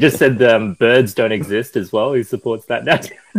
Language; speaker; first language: English; early bilingual, other home language; Chinese